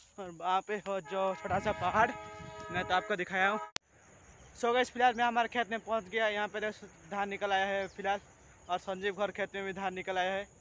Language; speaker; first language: Hindi; non-native, local second language; Odia